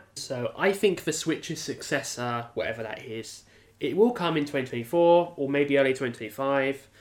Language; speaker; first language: English; native; English